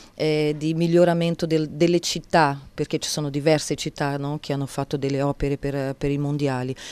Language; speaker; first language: Italian; non-native, fluent; Portuguese